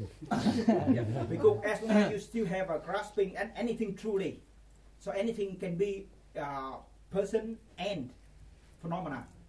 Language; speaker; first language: English; non-native, fluent; Vietnamese